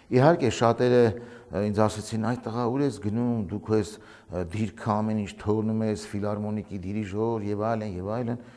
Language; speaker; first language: Armenian; native; Armenian